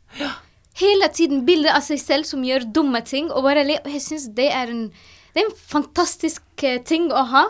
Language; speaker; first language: Norwegian; non-native, fluent; Arabic